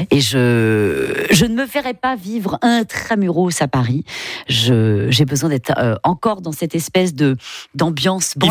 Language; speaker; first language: French; native; French